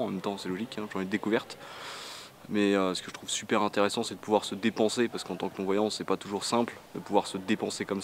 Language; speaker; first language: French; native; French